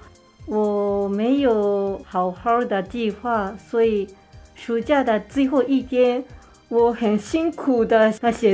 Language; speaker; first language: Chinese; non-native, fluent; Japanese